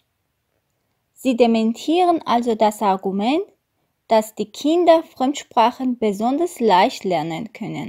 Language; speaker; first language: German; non-native, fluent; Armenian